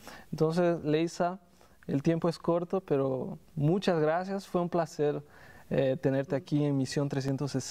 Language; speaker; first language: Spanish; non-native, fluent; Portuguese